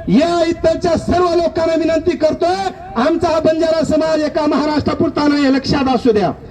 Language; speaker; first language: Marathi; non-native, local second language; Lambadi